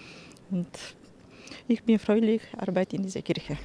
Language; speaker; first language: German; non-native, learner; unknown